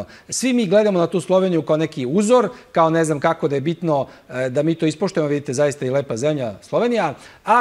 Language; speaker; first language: Serbian; native; Serbian